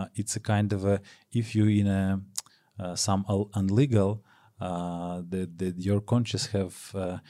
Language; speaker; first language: English; non-native, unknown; Ukrainian